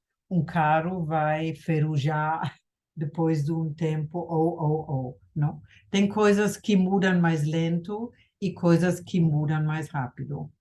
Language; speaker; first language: Portuguese; non-native, fluent; German